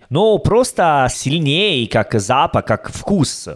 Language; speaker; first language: Russian; non-native, learner; Italian